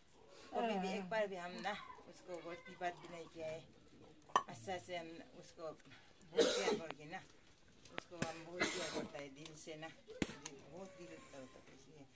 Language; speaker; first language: Hindi; non-native, local second language; Adi